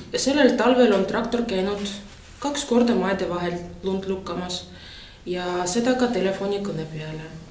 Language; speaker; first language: Estonian; non-native, local second language; Russian